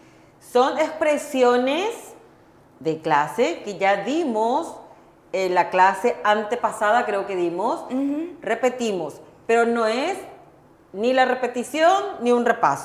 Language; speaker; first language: Spanish; non-native, fluent; Korean